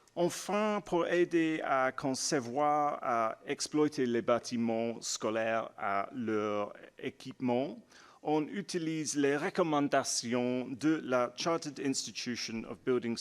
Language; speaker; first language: French; non-native, learner; English